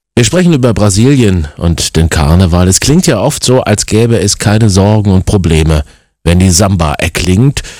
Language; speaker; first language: German; native; German